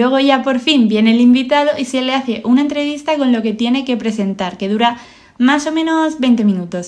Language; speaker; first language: Spanish; native; Spanish